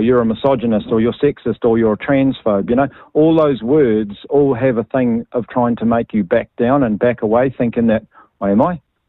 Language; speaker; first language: English; native; English